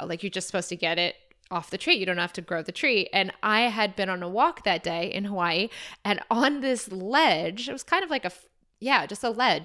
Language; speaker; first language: English; native; English